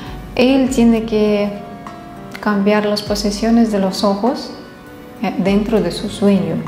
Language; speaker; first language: Spanish; non-native, fluent; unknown